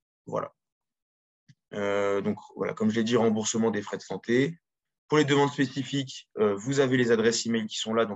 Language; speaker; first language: French; native; French